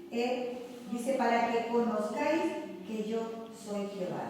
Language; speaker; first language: Spanish; native; Spanish